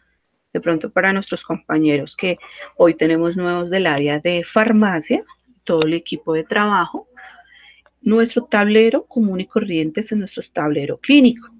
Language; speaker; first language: Spanish; native; Spanish